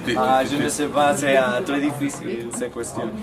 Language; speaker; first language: French; non-native, learner; Spanish